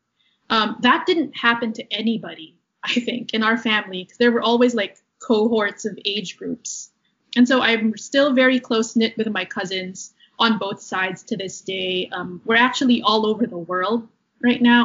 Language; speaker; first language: English; non-native, local second language; Filipino